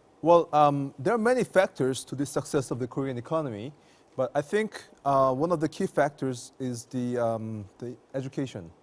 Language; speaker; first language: English; non-native, fluent; Korean